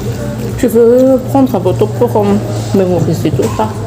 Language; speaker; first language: French; non-native, local second language; Malagasy